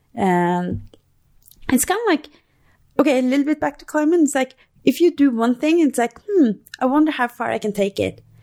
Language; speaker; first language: English; non-native, fluent; Norwegian